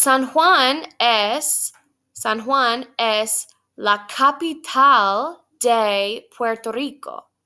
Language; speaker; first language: Spanish; non-native, fluent; English